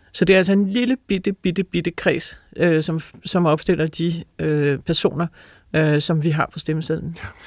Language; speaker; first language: Danish; native; Danish